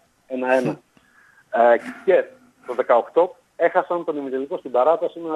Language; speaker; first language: Greek; native; Greek